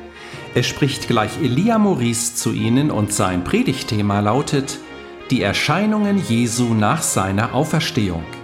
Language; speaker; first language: German; native; German